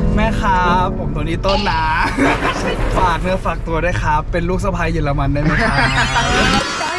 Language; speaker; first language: Thai; non-native, fluent; German